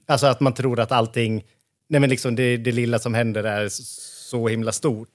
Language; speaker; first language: Swedish; native; Swedish